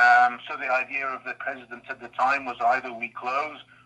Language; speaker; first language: English; native; English